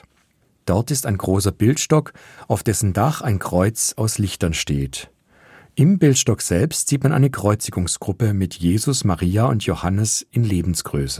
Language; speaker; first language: German; native; German